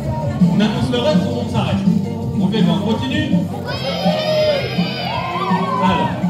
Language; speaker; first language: French; native; French